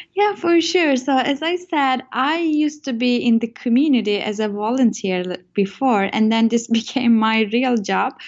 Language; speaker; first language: English; non-native, fluent; Turkish